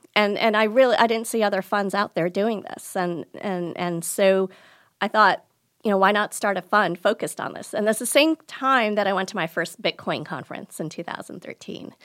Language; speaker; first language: English; early bilingual, other home language; Gujarati